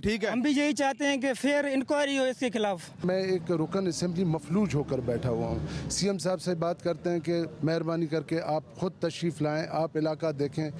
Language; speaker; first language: Urdu; non-native, local second language; Baluchi